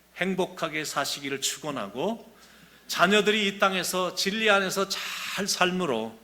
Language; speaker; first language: Korean; native; Korean